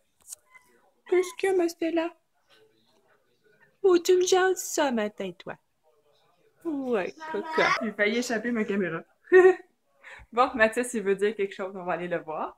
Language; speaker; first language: French; native; French